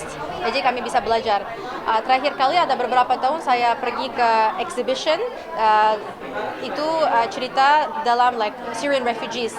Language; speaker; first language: Indonesian; non-native, learner; Uyghur